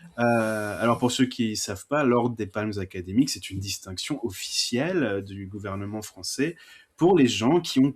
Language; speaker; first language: French; native; French